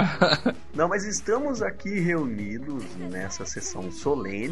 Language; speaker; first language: Portuguese; native; Portuguese